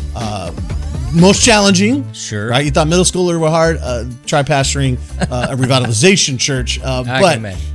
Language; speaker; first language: English; native; English